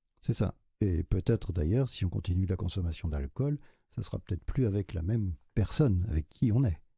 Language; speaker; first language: French; native; French